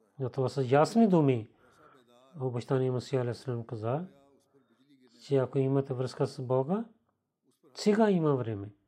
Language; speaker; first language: Bulgarian; non-native, learner; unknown